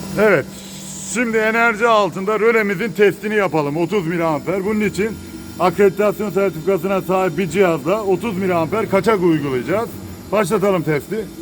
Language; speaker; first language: Turkish; native; Turkish